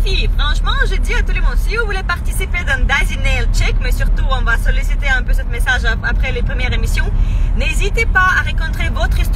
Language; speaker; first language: French; non-native, fluent; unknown